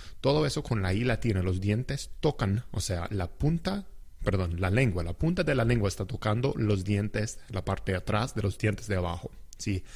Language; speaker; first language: Spanish; non-native, fluent; English